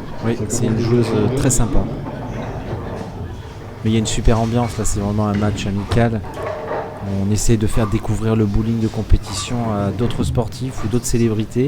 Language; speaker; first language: French; native; French